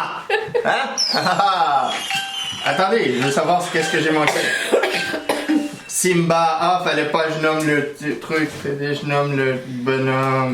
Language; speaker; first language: French; native; French